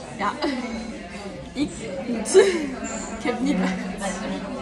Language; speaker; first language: Dutch; non-native, learner; Romanian